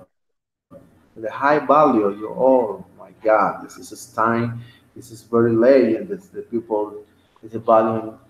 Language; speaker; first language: English; non-native, learner; Spanish